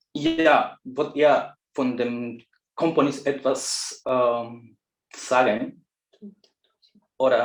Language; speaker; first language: German; non-native, fluent; Spanish